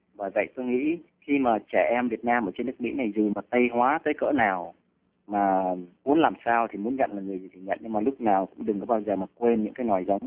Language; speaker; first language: Vietnamese; early bilingual, heritage; Vietnamese